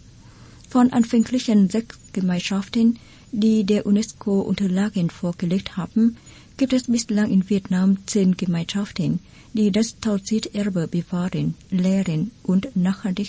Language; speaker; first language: German; non-native, fluent; Vietnamese